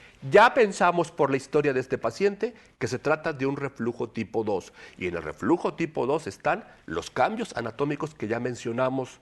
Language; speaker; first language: Spanish; native; Spanish